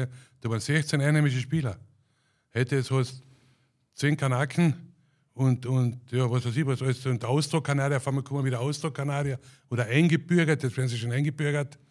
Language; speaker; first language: German; native; German